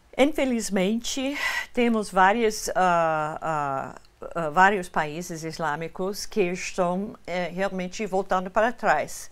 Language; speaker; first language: Portuguese; non-native, fluent; English